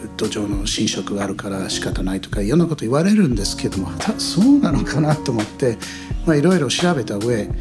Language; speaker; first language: Japanese; non-native, fluent; English